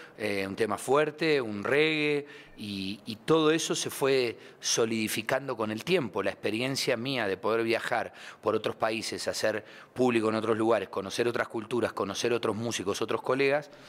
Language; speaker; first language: Spanish; native; Spanish